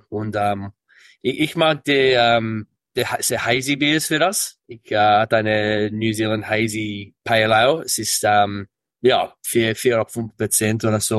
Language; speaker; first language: German; early bilingual, heritage; English